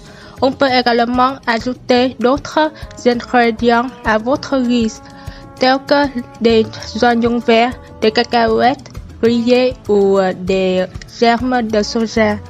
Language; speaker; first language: French; non-native, fluent; Vietnamese